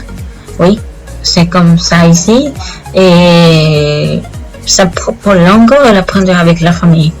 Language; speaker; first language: French; non-native, learner; Spanish